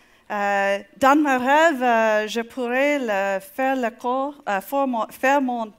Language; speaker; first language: French; non-native, learner; English